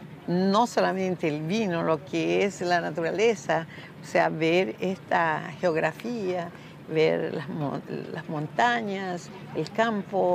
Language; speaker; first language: Spanish; native; Spanish